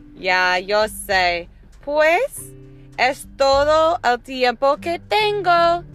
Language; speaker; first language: Spanish; non-native, fluent; English